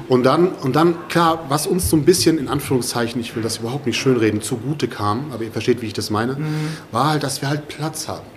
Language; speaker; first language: German; native; German